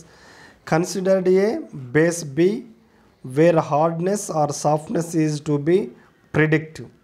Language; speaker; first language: English; non-native, local second language; Telugu